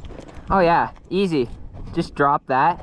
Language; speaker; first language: English; native; English